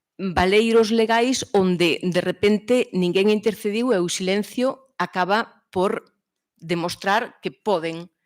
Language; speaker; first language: Galician; early bilingual, heritage; Swiss German